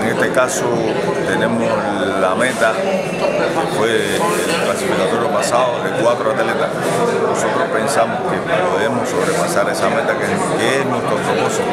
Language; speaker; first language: Spanish; native; Spanish